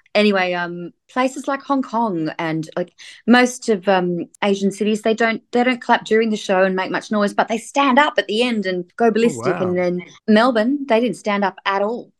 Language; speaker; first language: English; native; English